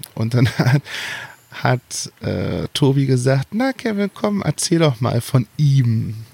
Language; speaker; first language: German; native; German